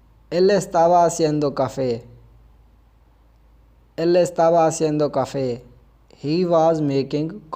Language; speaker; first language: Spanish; non-native, fluent; Urdu